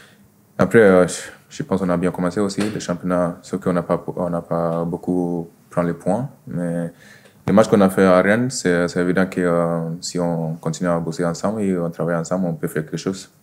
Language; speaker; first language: French; non-native, fluent; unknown